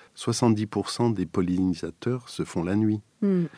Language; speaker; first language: French; native; French